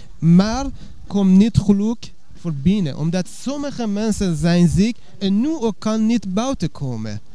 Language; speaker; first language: Dutch; non-native, learner; Persian